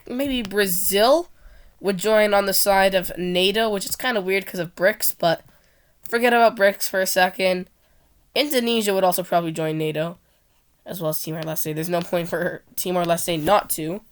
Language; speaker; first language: English; non-native, fluent; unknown